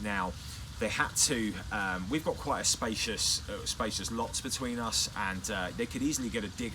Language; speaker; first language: English; native; English